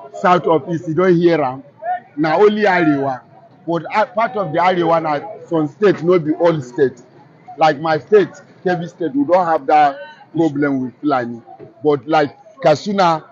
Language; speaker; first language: Nigerian Pidgin; non-native, local second language; Hausa